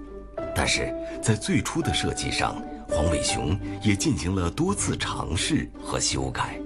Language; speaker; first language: Chinese; native; Chinese